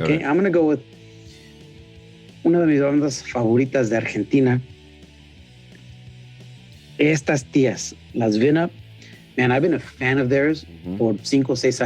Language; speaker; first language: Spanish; early bilingual, heritage; Spanish